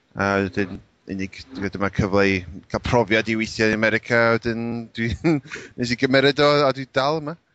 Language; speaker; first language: Welsh; native; Welsh